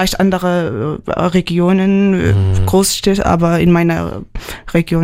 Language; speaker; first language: German; non-native, learner; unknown